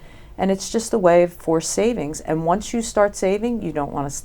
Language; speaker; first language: English; native; English